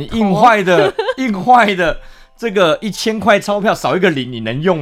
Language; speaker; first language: Chinese; native; Chinese